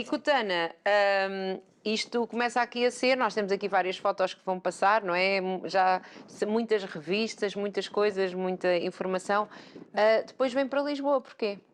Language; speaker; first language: Portuguese; native; Portuguese